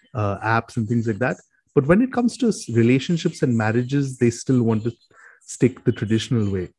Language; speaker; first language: English; non-native, local second language; Hindi